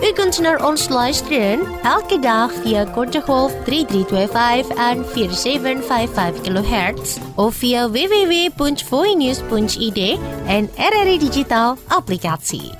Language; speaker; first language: Dutch; non-native, fluent; Indonesian